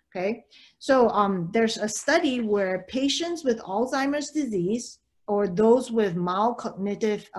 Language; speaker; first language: English; early bilingual, other home language; Chinese